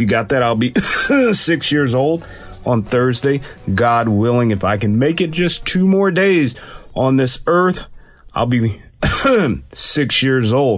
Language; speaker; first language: English; native; English